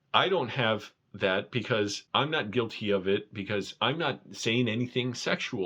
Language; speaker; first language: English; native; English